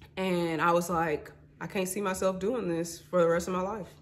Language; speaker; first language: English; native; English